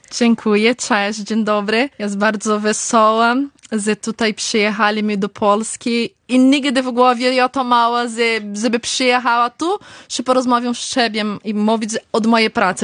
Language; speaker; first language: Polish; early bilingual, heritage; Polish